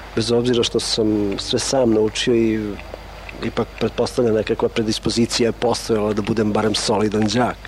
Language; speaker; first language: Serbian; non-native, local second language; Albanian